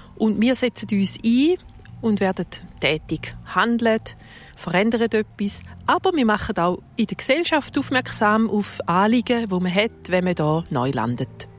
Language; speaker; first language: German; native; German